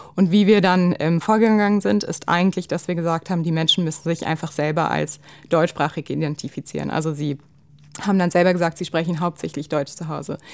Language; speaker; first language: German; native; German